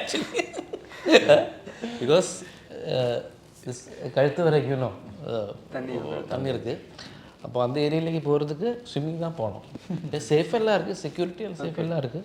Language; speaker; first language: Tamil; non-native, learner; Malayalam